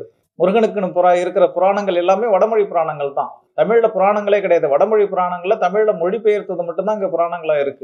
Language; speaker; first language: Tamil; native; Tamil